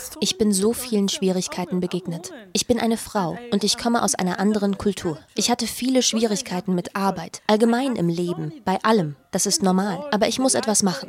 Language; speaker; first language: German; non-native, learner; Arabic